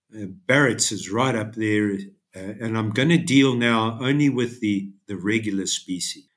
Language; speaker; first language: English; native; English